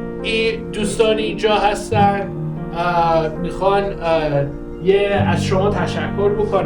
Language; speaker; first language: Persian; early bilingual, heritage; English